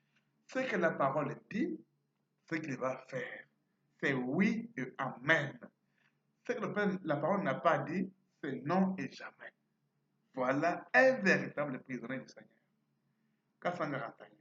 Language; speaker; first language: French; non-native, fluent; Portuguese